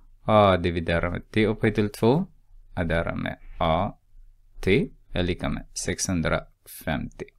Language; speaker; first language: Swedish; non-native, fluent; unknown